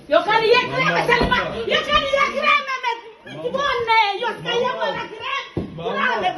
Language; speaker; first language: Swedish; non-native, learner; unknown